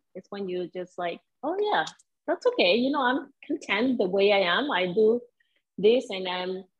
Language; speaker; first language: English; non-native, fluent; Spanish